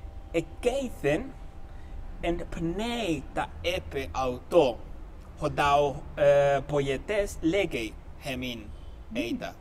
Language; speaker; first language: Greek; non-native, fluent; Spanish